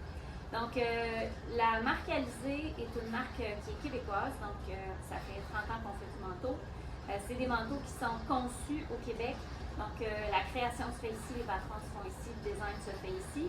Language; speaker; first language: French; native; French